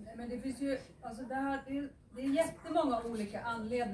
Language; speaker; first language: Swedish; native; Swedish